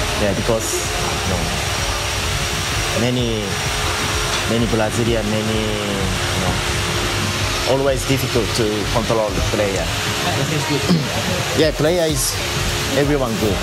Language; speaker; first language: English; non-native, learner; Japanese